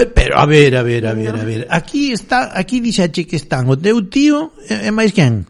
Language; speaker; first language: Galician; native; Galician